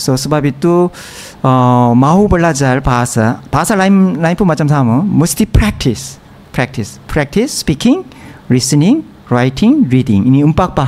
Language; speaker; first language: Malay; non-native, learner; Korean